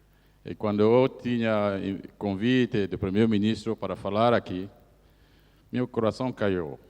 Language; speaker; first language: Portuguese; non-native, fluent; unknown